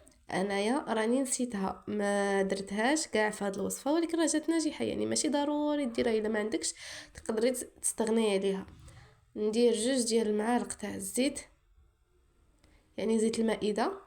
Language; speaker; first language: Arabic; native; Arabic